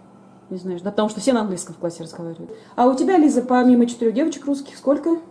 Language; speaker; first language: Russian; native; Russian